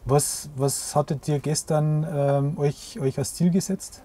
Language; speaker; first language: German; native; German